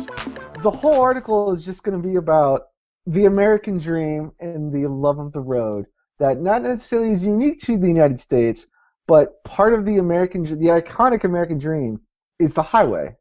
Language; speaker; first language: English; native; English